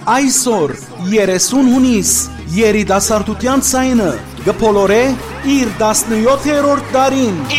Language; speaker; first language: Armenian; early bilingual, heritage; Armenian